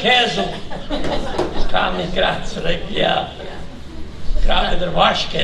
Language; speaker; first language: German; early bilingual, heritage; German